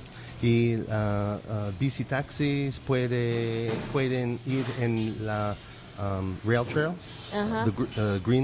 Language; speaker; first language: Spanish; non-native, learner; English